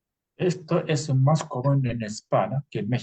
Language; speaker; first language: Spanish; non-native, learner; English